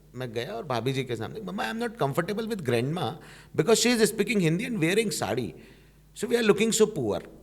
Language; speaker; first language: Hindi; native; Hindi